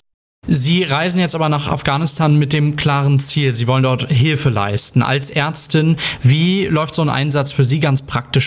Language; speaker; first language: German; native; German